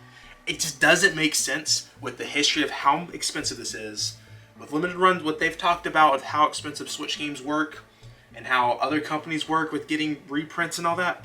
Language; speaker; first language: English; native; English